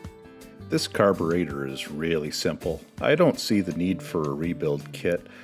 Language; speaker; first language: English; native; English